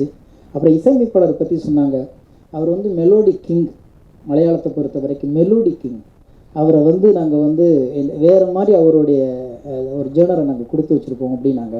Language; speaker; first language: Tamil; native; Tamil